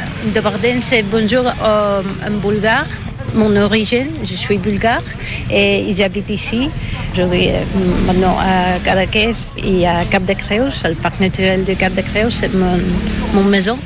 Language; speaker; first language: French; non-native, fluent; Bulgarian